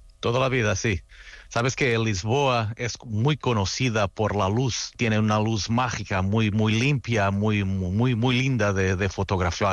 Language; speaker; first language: Spanish; non-native, fluent; Portuguese